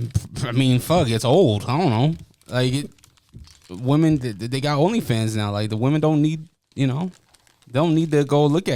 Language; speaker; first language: English; native; English